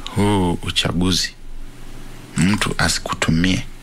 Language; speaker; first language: Swahili; non-native, local second language; Luyia